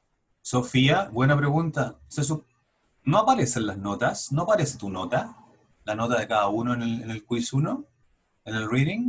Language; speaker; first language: Spanish; native; Spanish